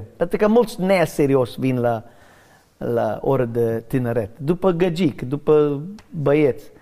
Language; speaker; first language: Romanian; non-native, learner; English